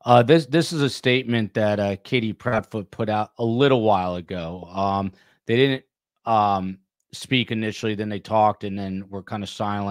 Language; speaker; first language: English; native; English